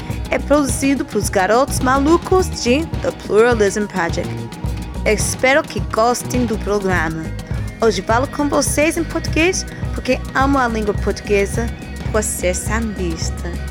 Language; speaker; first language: Portuguese; non-native, fluent; English